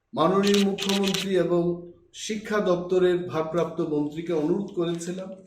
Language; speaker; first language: Bangla; non-native, local second language; Kok Borok